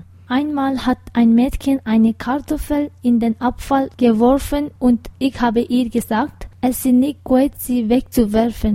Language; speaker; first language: German; non-native, fluent; Tibetan